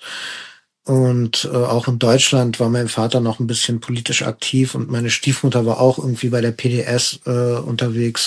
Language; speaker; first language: German; early bilingual, other home language; Persian